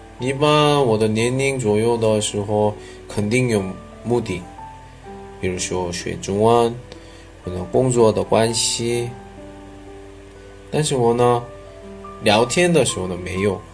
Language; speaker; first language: Chinese; non-native, learner; Korean